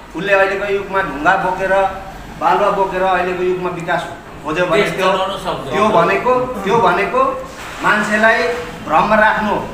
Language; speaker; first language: Nepali; non-native, local second language; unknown